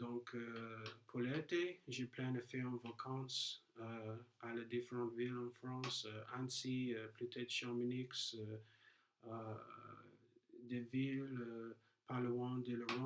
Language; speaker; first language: French; non-native, learner; English